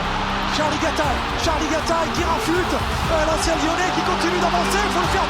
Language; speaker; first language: French; native; French